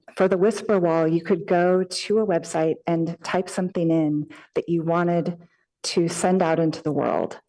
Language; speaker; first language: English; native; English